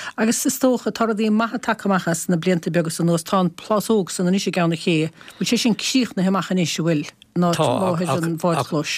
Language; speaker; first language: Irish; native; Irish